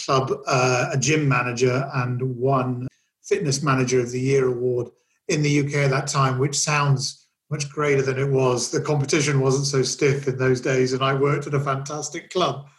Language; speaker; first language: English; native; English